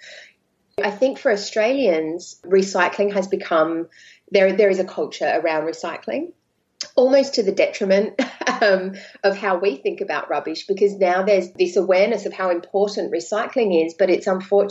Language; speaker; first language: English; native; English